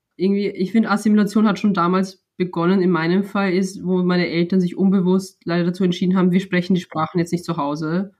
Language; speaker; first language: German; native; German